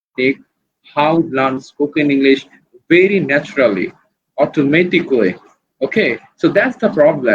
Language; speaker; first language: English; non-native, learner; Bangla